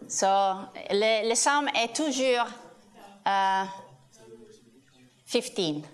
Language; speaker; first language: French; non-native, learner; Italian